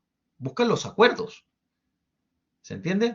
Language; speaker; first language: Spanish; native; Spanish